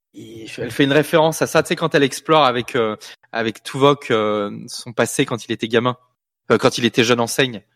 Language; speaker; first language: French; native; French